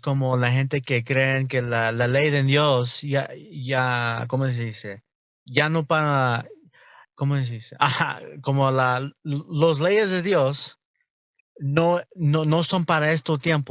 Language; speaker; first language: Spanish; non-native, learner; English